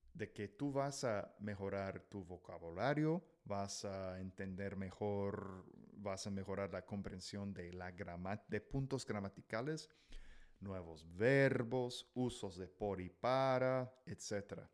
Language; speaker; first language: Spanish; non-native, fluent; English